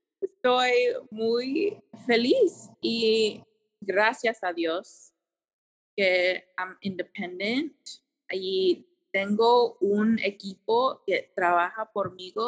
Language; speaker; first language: Spanish; early bilingual, heritage; Spanish